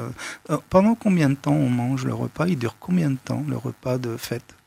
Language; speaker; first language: French; native; French